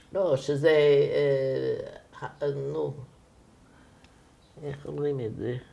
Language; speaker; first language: Hebrew; non-native, fluent; German